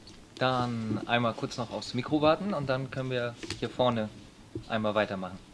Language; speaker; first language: German; native; German